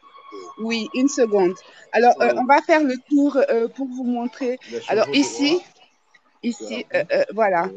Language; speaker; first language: French; native; French